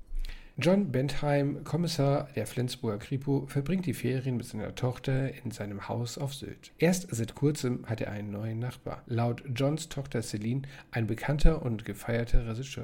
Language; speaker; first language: German; native; German